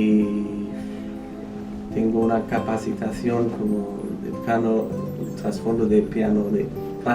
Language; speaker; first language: Spanish; non-native, fluent; English